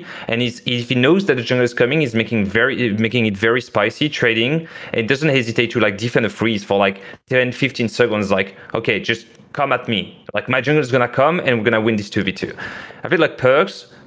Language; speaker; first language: English; non-native, fluent; French